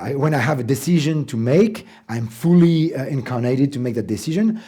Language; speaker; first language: English; non-native, fluent; French